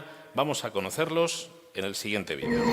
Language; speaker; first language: Spanish; native; Spanish